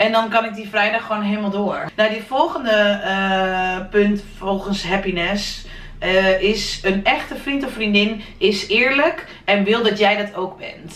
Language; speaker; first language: Dutch; native; Dutch